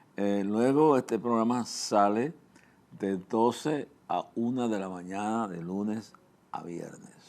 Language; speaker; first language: Spanish; non-native, fluent; English